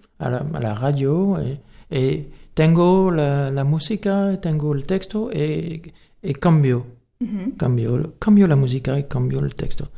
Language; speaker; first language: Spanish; non-native, learner; French